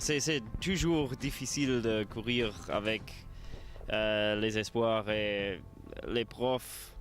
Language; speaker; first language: French; non-native, local second language; Luxembourgish